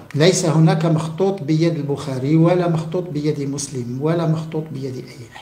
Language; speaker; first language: Arabic; native; Arabic